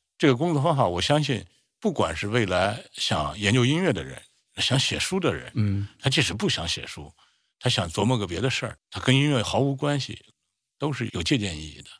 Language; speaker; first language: Chinese; native; Chinese